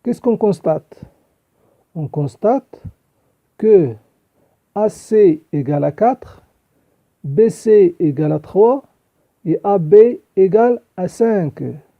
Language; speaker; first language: French; non-native, local second language; Arabic